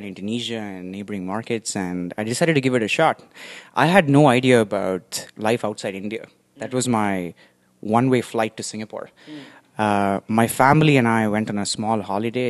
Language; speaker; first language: English; non-native, local second language; Tamil